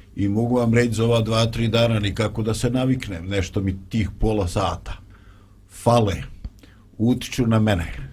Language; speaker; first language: Bosnian; native; Bosnian